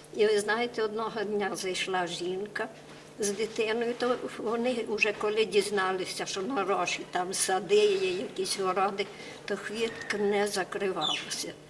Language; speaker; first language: Ukrainian; native; Ukrainian